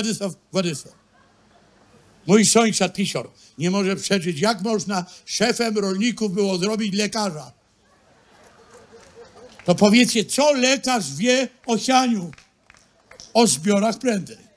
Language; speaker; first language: Polish; native; Polish